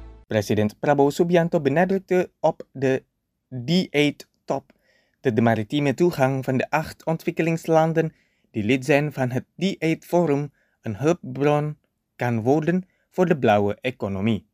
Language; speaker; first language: Dutch; non-native, fluent; Indonesian